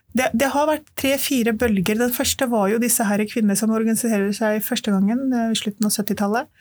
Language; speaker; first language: Norwegian; early bilingual, other home language; Urdu